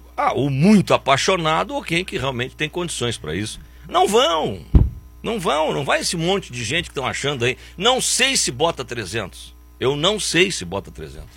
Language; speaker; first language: Portuguese; native; Portuguese